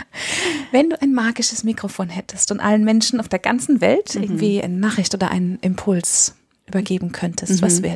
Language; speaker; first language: German; native; German